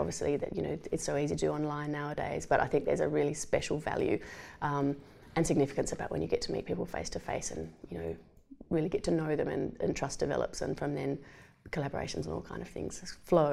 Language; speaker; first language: English; native; English